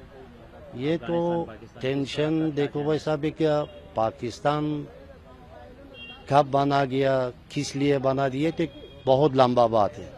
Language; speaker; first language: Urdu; non-native, learner; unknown